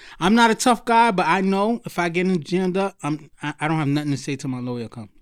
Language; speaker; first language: English; early bilingual, other home language; Haitian Creole